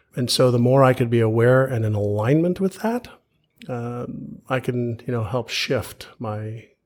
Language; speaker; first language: English; early bilingual, other home language; Hebrew